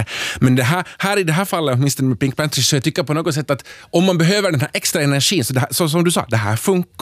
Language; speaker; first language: Swedish; native; Swedish